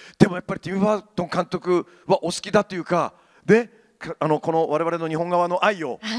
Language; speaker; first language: Japanese; native; Japanese